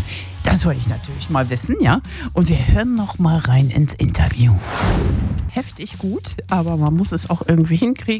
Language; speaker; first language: German; native; German